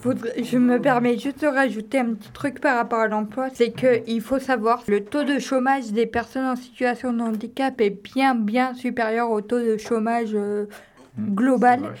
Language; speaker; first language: French; native; French